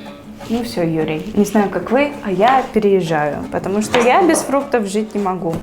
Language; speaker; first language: Russian; native; Russian